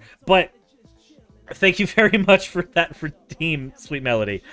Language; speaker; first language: English; native; English